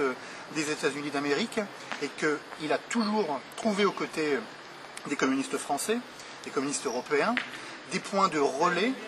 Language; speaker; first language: French; native; French